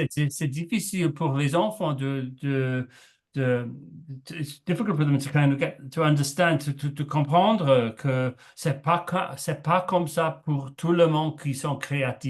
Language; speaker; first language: French; non-native, learner; English